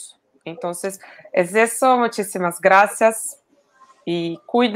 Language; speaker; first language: Spanish; non-native, fluent; Portuguese